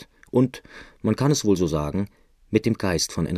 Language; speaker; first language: German; native; German